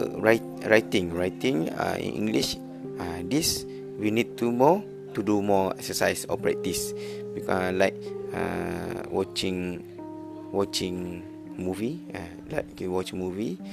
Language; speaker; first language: English; non-native, learner; Malay